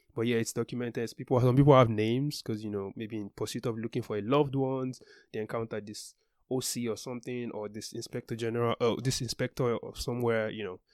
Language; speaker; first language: English; non-native, local second language; Yoruba